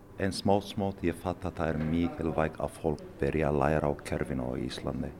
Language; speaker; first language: Icelandic; non-native, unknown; Arabic